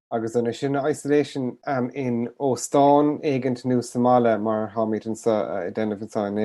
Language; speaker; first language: Irish; native; Irish